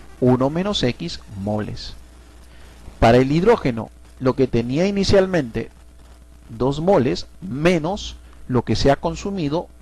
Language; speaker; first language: Spanish; native; Spanish